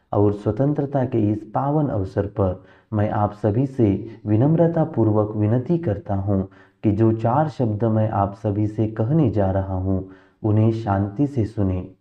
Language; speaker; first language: Hindi; non-native, local second language; Marathi